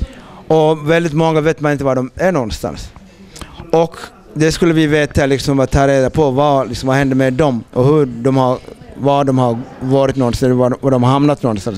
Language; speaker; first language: Swedish; non-native, fluent; Somali